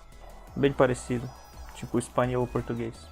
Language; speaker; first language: Portuguese; non-native, fluent; Russian